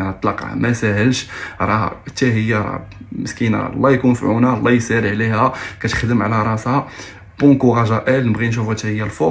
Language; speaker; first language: Arabic; native; Arabic